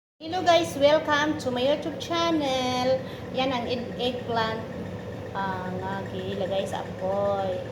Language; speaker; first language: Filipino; non-native, local second language; Cebuano